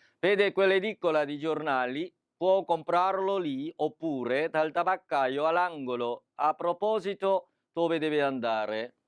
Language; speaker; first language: Italian; non-native, fluent; Korean